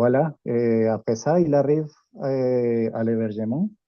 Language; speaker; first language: French; non-native, fluent; Spanish